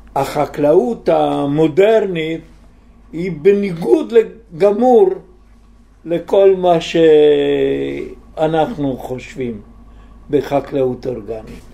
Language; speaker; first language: Hebrew; non-native, fluent; Italian